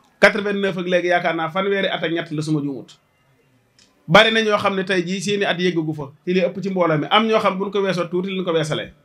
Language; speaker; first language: Wolof; native; Wolof